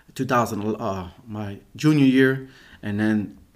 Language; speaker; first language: English; native; English